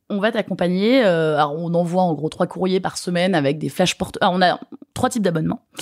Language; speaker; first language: French; native; French